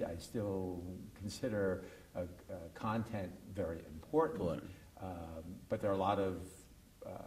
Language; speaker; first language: English; native; English